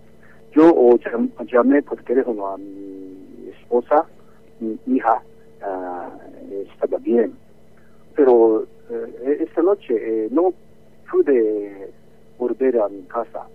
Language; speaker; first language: Spanish; non-native, learner; Japanese